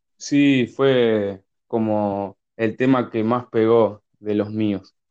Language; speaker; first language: Spanish; native; Spanish